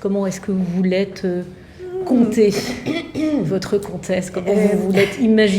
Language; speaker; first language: French; native; French